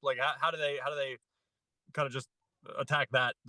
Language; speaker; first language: English; native; English